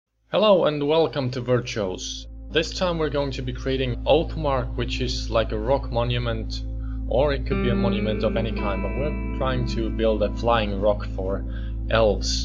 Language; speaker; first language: English; non-native, fluent; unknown